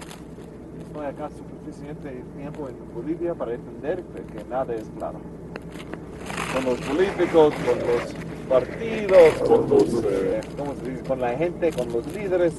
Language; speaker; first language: Spanish; non-native, learner; English